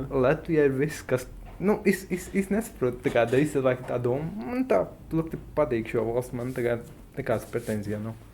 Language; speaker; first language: Latvian; non-native, fluent; Hindi